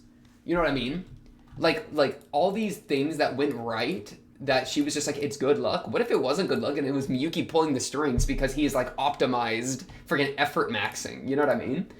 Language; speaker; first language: English; native; English